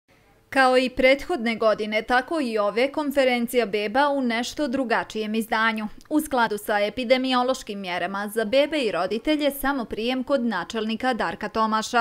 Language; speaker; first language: Serbian; native; Serbian